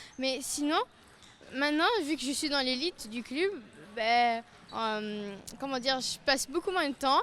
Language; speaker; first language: French; native; French